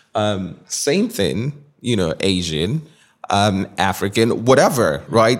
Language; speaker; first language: English; non-native, local second language; Igbo